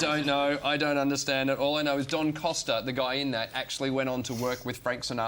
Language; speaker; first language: English; native; English